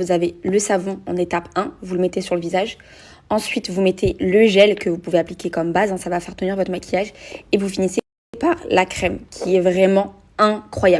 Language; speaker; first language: French; native; French